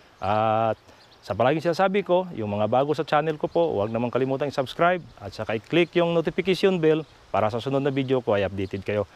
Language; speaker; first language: Filipino; non-native, local second language; Cebuano